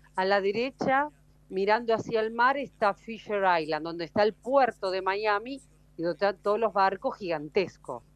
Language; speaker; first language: Spanish; native; Spanish